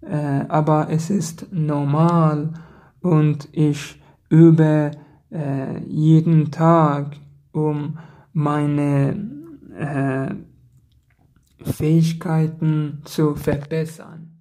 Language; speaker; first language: German; non-native, learner; Persian